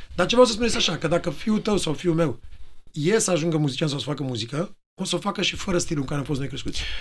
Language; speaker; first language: Romanian; native; Romanian